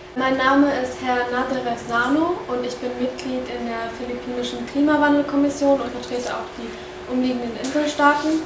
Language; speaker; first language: German; native; German